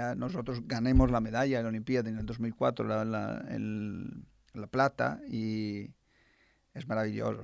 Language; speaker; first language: Spanish; non-native, fluent; Italian